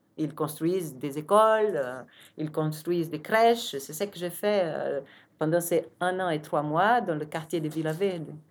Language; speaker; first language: French; non-native, fluent; Portuguese